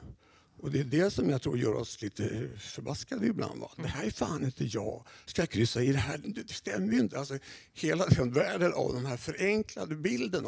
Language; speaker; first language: Swedish; native; Swedish